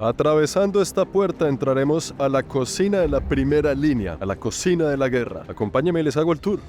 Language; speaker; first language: Spanish; native; Spanish